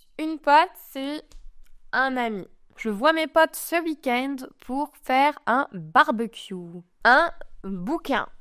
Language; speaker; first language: French; native; French